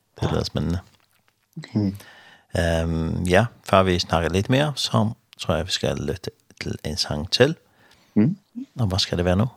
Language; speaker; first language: Danish; non-native, learner; Faroese